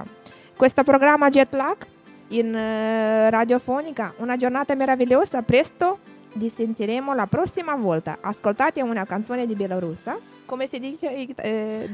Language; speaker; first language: Italian; non-native, learner; Romanian